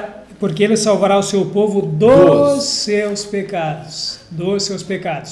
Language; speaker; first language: Portuguese; native; Portuguese